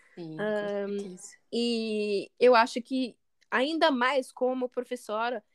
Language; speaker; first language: Portuguese; non-native, fluent; English